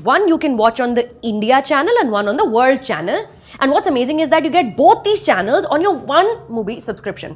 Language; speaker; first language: English; non-native, local second language; Hindi